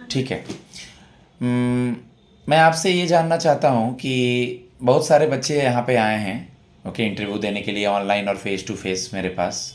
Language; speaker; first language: Hindi; native; Hindi